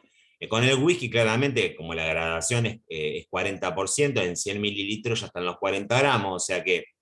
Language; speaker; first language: Spanish; native; Spanish